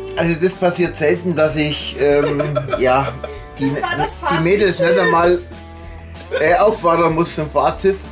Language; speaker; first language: German; native; German